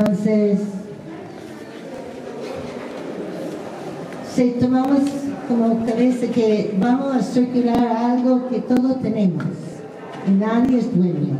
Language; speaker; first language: Spanish; non-native, fluent; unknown